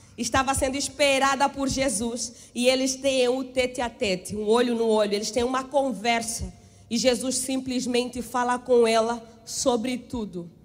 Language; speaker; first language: Portuguese; native; Portuguese